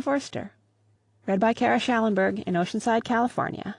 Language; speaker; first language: English; native; English